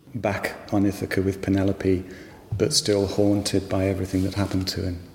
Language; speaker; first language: English; native; English